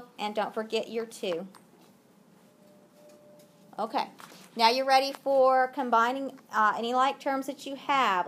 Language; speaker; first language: English; native; English